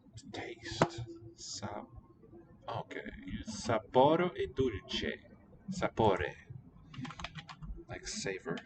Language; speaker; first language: Italian; non-native, learner; English